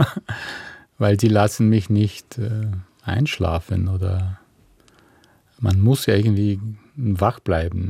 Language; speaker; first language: German; non-native, fluent; Bulgarian